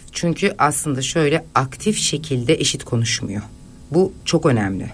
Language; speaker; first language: Turkish; native; Turkish